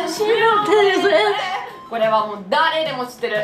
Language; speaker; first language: Japanese; non-native, fluent; Italian